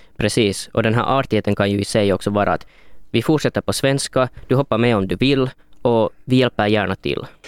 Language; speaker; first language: Swedish; native; Swedish